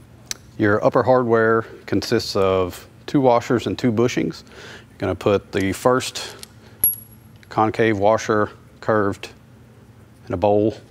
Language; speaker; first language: English; native; English